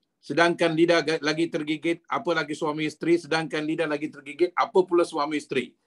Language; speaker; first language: Malay; native; Malay